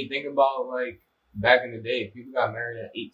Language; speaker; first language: English; native; English